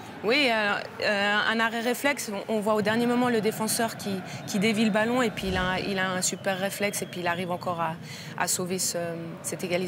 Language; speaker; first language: French; native; French